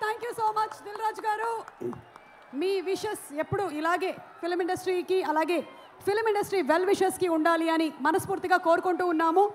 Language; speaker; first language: Telugu; native; Telugu